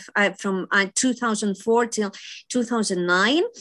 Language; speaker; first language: English; non-native, fluent; Greek